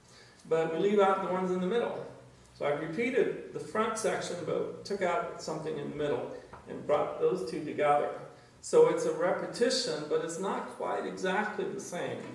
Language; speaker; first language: English; native; English